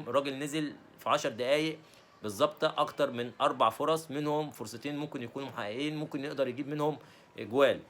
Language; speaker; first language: Arabic; native; Arabic